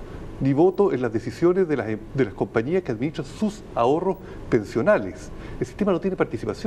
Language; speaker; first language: Spanish; native; Spanish